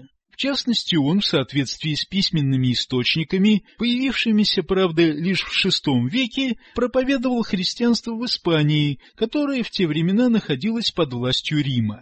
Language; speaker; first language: Russian; native; Russian